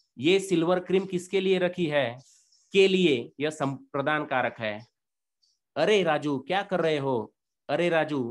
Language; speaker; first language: Hindi; non-native, local second language; Marathi